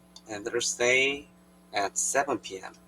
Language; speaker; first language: English; non-native, learner; Korean